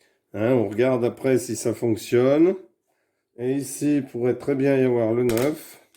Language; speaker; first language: French; native; French